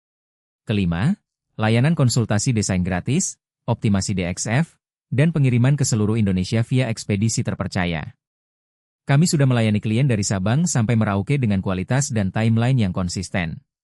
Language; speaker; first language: Indonesian; native; Indonesian